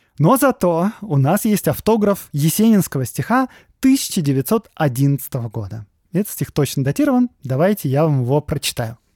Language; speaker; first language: Russian; native; Russian